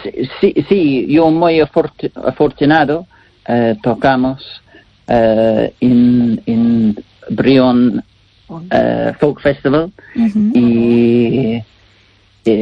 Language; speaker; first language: Spanish; non-native, learner; English